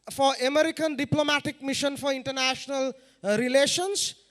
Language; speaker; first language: English; non-native, local second language; Sinhala